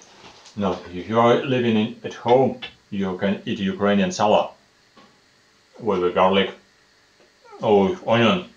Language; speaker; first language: English; non-native, fluent; Russian